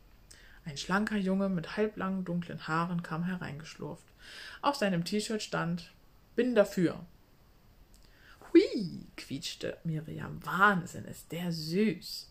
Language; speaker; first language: German; native; German